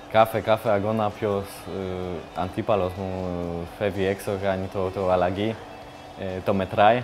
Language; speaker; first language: Greek; non-native, learner; Polish